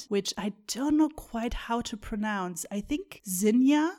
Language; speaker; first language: English; non-native, fluent; German